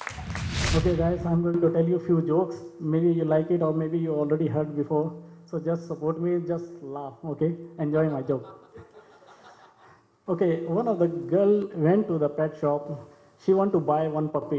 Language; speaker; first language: English; non-native, learner; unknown